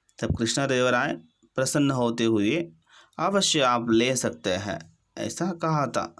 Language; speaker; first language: Hindi; non-native, local second language; Kannada